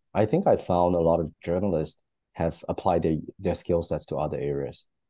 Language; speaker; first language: English; native; English